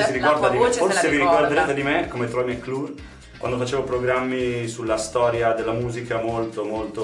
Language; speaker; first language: Italian; native; Italian